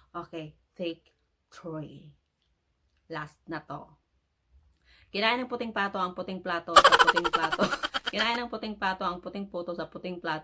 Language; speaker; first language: Filipino; non-native, local second language; Bikol